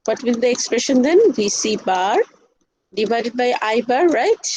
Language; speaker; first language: English; non-native, local second language; Bangla